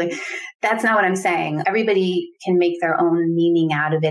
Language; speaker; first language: English; native; English